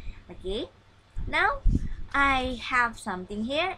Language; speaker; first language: English; non-native, fluent; Indonesian